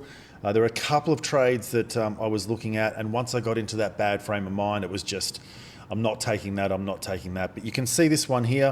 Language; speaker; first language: English; native; English